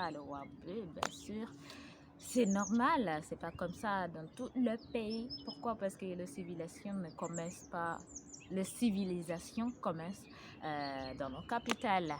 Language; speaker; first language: French; non-native, learner; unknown